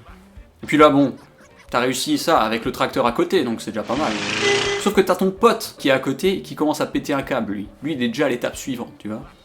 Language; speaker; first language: French; native; French